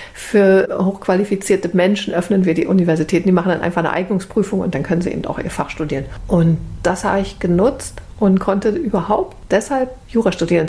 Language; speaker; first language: German; native; German